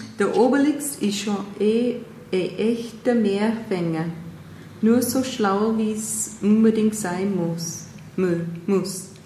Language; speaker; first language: German; non-native, fluent; English